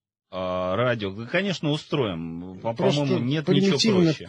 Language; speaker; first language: Russian; native; Russian